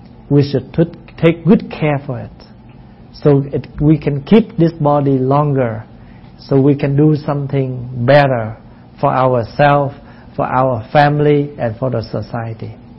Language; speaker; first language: English; non-native, fluent; Vietnamese